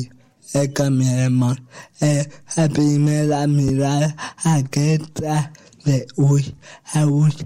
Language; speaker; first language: Catalan; non-native, local second language; Spanish